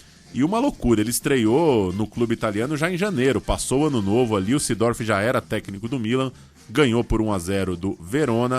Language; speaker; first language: Portuguese; native; Portuguese